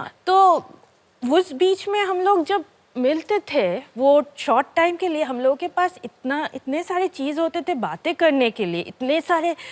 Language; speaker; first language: Hindi; non-native, local second language; Bangla